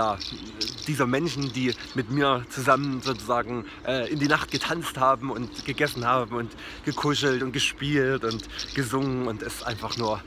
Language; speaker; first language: German; native; German